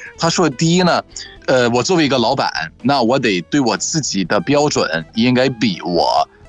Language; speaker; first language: Chinese; non-native, fluent; Arabic